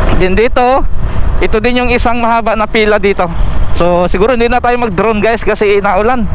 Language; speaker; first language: Filipino; native; Filipino